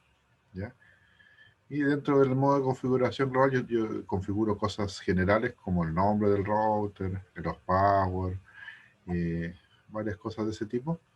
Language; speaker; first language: Spanish; native; Spanish